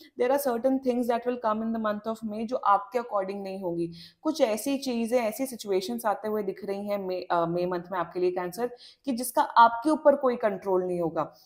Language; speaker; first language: Hindi; native; Hindi